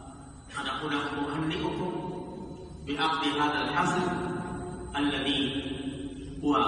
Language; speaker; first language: Arabic; non-native, fluent; Urdu